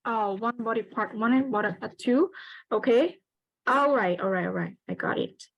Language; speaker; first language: English; non-native, fluent; Vietnamese